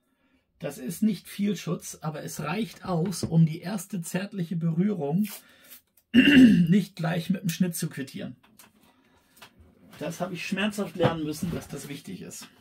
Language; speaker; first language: German; native; German